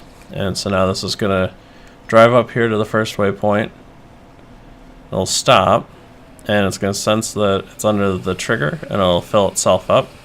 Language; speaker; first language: English; native; English